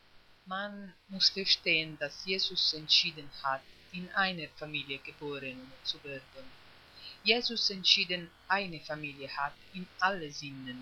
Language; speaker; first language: German; non-native, fluent; Italian